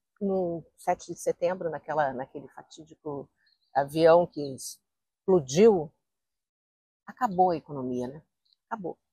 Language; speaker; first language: Portuguese; native; Portuguese